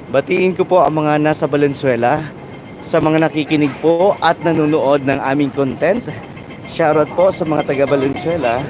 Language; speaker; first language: Filipino; non-native, local second language; Bikol